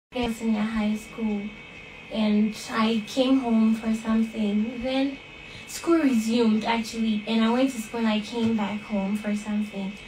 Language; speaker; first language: English; non-native, local second language; Akan